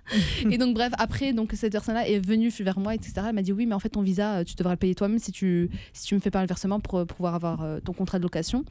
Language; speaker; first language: French; native; French